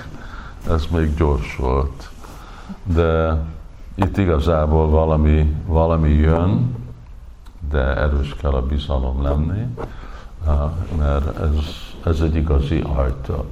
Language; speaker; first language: Hungarian; early bilingual, heritage; English